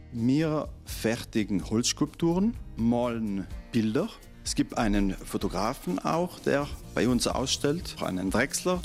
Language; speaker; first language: German; non-native, local second language; Ladin